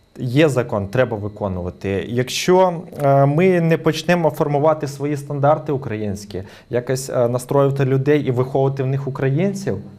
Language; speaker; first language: Ukrainian; native; Ukrainian